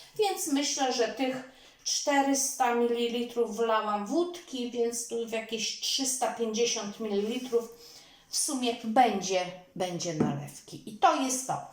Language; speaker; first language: Polish; native; Polish